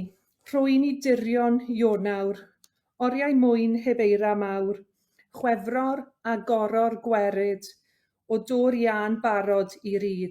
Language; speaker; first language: Welsh; native; Welsh